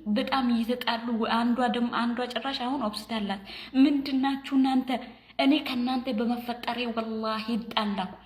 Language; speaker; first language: Amharic; non-native, local second language; Oromo